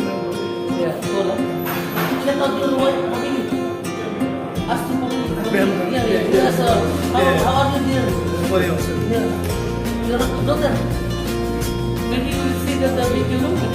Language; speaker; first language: English; non-native, learner; Filipino